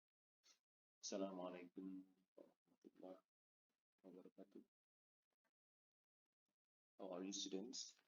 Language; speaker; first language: English; non-native, fluent; Indonesian